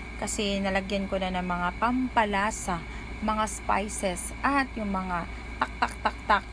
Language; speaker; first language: Filipino; non-native, local second language; Cebuano